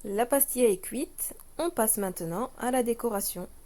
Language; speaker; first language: French; non-native, local second language; Arabic